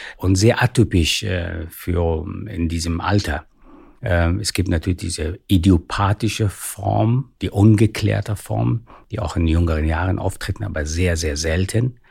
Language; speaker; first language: German; non-native, fluent; Persian